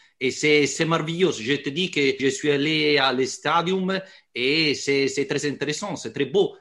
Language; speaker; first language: French; non-native, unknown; Italian